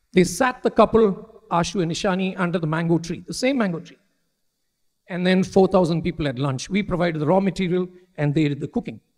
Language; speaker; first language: English; non-native, local second language; Malayalam